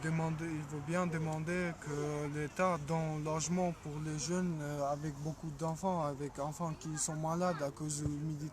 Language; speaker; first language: French; non-native, learner; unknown